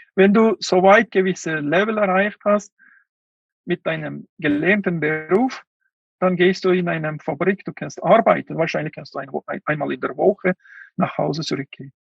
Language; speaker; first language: German; non-native, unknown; Uyghur